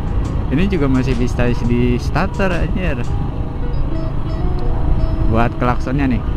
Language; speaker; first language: Indonesian; non-native, local second language; Sundanese